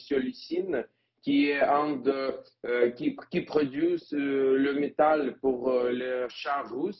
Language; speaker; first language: French; non-native, learner; Ukrainian